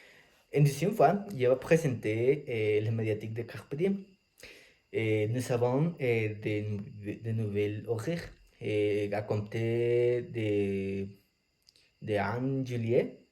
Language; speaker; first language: French; non-native, learner; Spanish